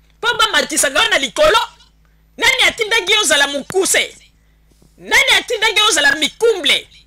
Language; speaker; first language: Lingala; native; Lingala